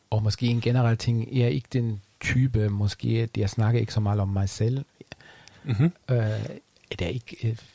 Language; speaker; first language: Danish; non-native, fluent; German